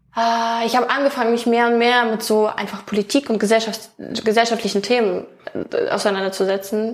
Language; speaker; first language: German; non-native, fluent; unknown